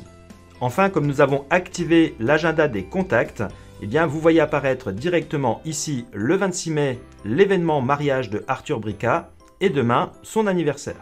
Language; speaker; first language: French; native; French